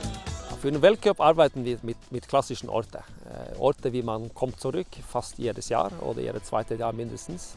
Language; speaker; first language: German; non-native, fluent; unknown